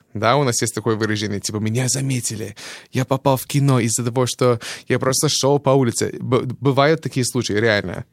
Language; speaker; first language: Russian; non-native, fluent; English